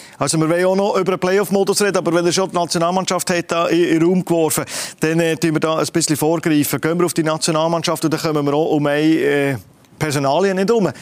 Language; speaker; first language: German; native; German